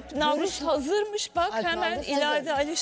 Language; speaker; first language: Turkish; native; Turkish